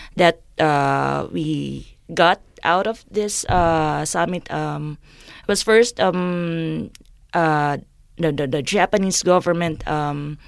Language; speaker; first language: English; non-native, local second language; Filipino